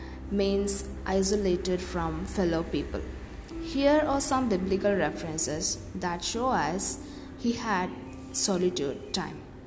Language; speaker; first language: English; non-native, local second language; Tamil